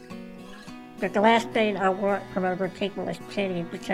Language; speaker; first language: English; native; English